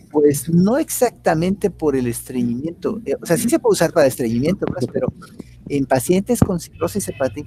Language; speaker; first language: Spanish; native; Spanish